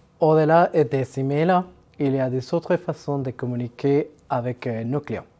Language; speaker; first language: French; non-native, fluent; Spanish